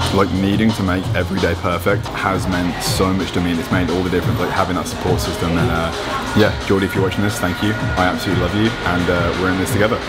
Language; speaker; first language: English; native; English